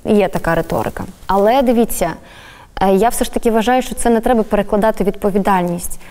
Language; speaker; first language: Ukrainian; native; Ukrainian